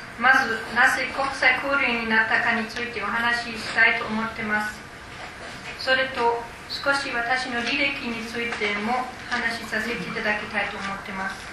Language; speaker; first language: Japanese; non-native, fluent; German